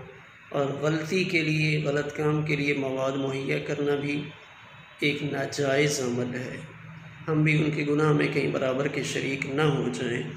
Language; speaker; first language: Urdu; native; Urdu